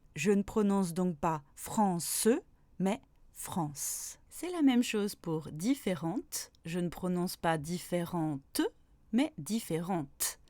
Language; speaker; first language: French; native; French